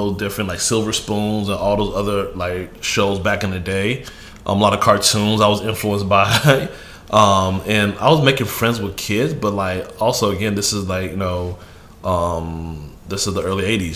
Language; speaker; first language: English; early bilingual, other home language; Yoruba